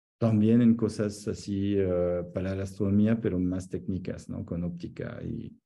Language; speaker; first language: Spanish; non-native, fluent; French